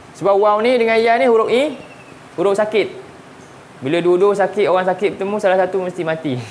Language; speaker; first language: Malay; native; Malay